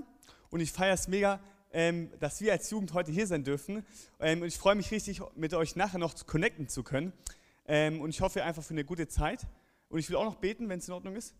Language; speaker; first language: German; native; German